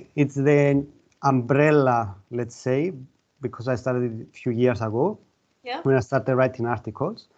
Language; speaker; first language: English; non-native, fluent; Greek